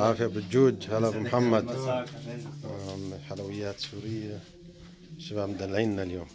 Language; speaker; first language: Arabic; native; Arabic